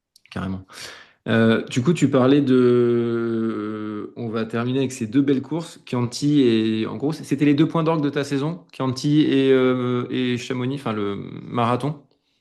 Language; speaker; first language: French; native; French